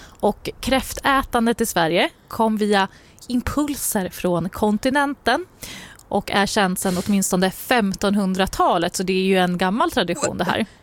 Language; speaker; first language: Swedish; native; Swedish